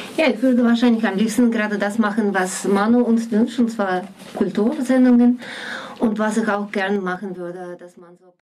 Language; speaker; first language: German; non-native, fluent; Russian